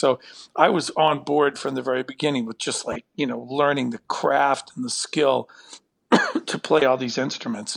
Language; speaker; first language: English; native; English